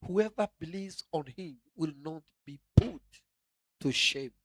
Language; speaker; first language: English; non-native, local second language; Kikuyu